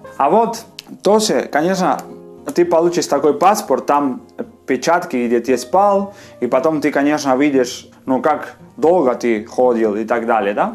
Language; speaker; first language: Russian; non-native, fluent; Spanish